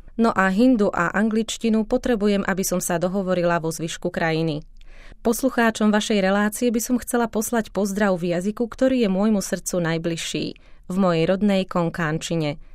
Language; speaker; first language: Slovak; native; Slovak